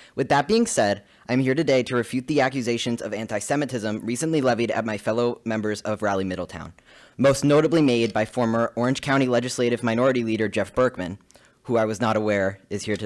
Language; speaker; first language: English; native; English